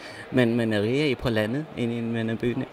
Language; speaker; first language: Danish; non-native, learner; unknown